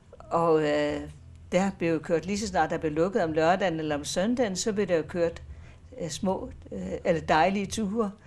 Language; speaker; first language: Danish; native; Danish